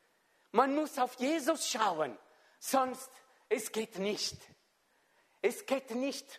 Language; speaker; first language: German; non-native, fluent; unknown